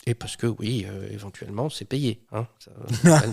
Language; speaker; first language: French; native; French